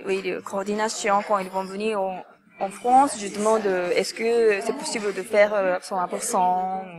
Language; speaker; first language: French; non-native, fluent; Japanese